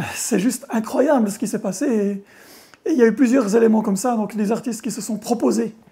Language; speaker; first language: French; native; French